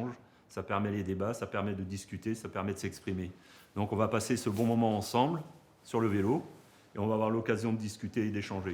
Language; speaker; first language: French; native; French